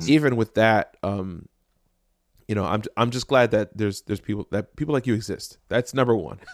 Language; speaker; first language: English; native; English